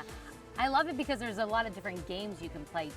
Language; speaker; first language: English; native; English